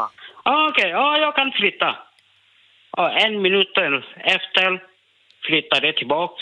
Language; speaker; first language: Swedish; non-native, learner; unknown